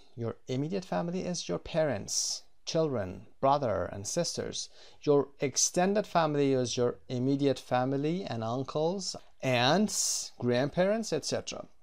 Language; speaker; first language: English; non-native, fluent; Persian